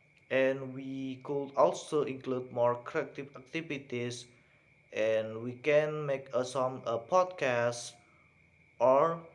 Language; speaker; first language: English; non-native, learner; Indonesian